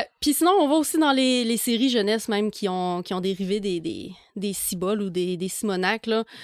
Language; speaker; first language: French; native; French